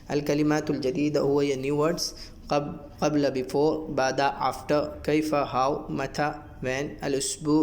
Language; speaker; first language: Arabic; non-native, fluent; Urdu